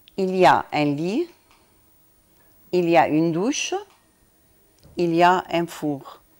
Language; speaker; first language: French; non-native, fluent; Arabic